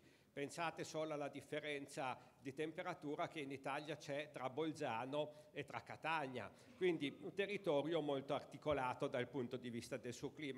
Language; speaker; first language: Italian; native; Italian